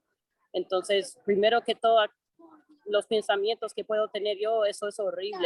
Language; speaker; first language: Spanish; non-native, fluent; English